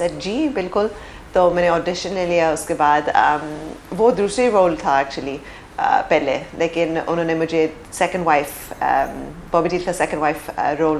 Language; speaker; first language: Hindi; early bilingual, heritage; English